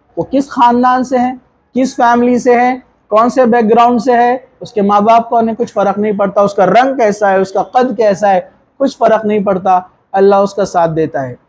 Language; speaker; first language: Urdu; native; Urdu